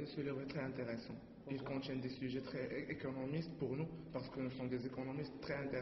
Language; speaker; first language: French; non-native, learner; Arabic